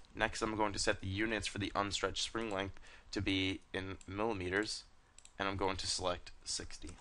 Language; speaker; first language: English; native; English